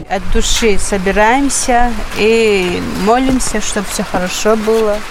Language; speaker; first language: Russian; non-native, local second language; Lezghian